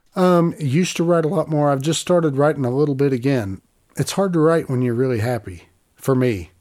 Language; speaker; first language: English; native; English